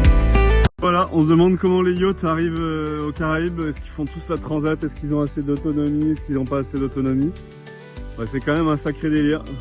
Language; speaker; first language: French; native; French